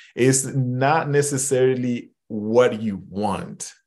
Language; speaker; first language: English; early bilingual, other home language; Spanish